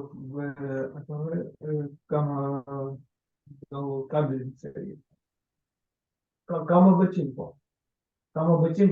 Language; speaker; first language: Hebrew; non-native, learner; Russian